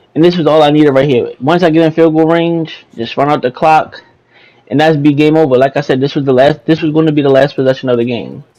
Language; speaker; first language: English; native; English